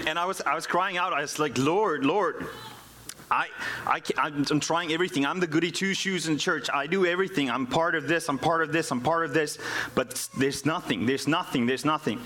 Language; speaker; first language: English; non-native, local second language; Afrikaans